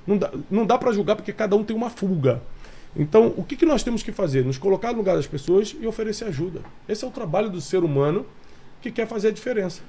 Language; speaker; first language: Portuguese; native; Portuguese